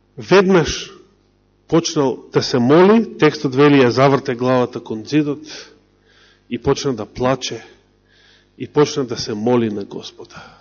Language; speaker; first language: Macedonian; native; Macedonian